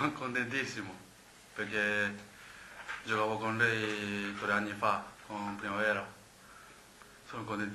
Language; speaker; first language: Italian; non-native, learner; Japanese